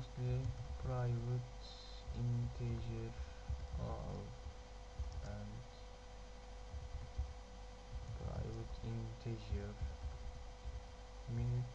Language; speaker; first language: English; non-native, learner; Turkish